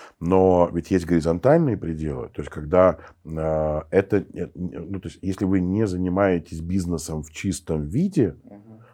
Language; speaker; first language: Russian; native; Russian